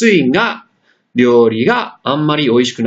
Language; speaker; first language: Japanese; non-native, fluent; English